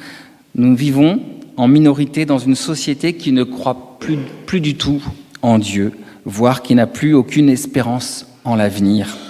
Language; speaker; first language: French; native; French